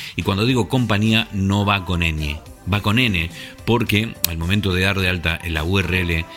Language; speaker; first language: Spanish; native; Spanish